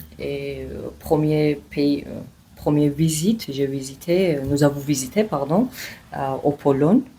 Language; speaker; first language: French; non-native, learner; Georgian